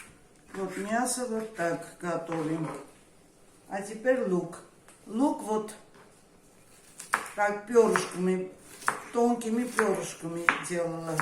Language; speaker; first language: Russian; non-native, fluent; Armenian